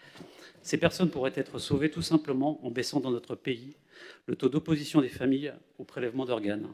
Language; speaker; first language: French; native; French